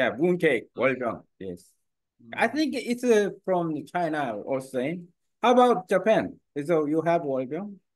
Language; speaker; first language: English; non-native, learner; Korean